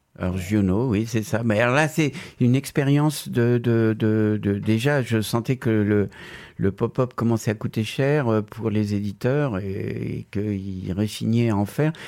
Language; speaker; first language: French; non-native, fluent; Spanish